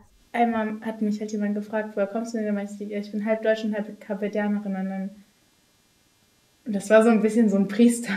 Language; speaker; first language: German; native; German